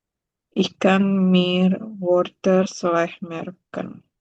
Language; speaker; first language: German; non-native, learner; Indonesian